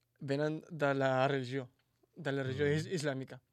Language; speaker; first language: Catalan; non-native, fluent; Arabic